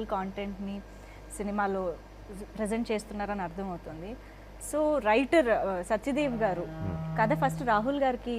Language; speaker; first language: Telugu; native; Telugu